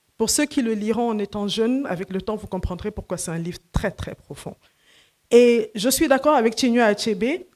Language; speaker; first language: French; non-native, local second language; Fula